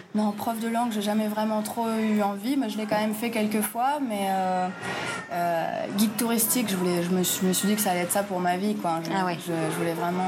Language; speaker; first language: French; native; French